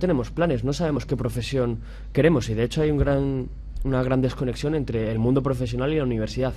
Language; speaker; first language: Spanish; native; Spanish